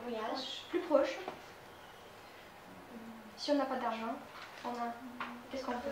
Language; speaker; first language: French; non-native, fluent; Russian